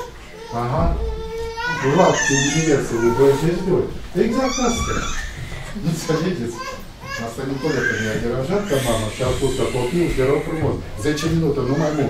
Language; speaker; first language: Romanian; non-native, local second language; Russian